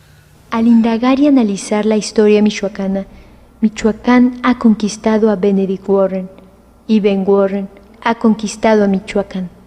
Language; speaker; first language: Spanish; native; Spanish